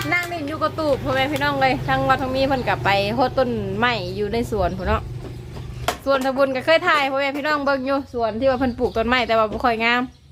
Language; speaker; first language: Thai; native; Thai